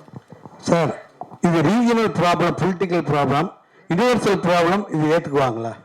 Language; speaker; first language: Tamil; native; Tamil